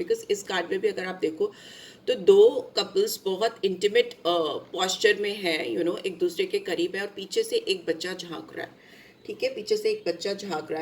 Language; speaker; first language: Hindi; native; Hindi